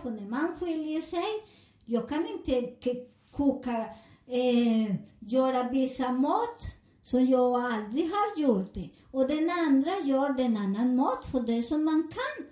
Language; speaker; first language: Swedish; non-native, fluent; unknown